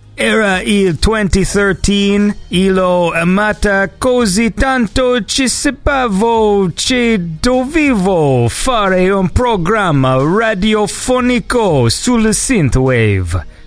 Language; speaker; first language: Italian; non-native, learner; English